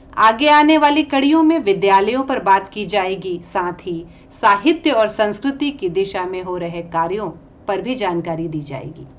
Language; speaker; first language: Hindi; native; Hindi